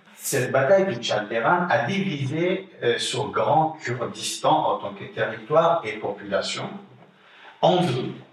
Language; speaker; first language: French; non-native, fluent; Kurdish